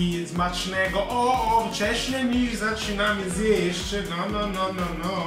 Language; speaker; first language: Polish; non-native, learner; Italian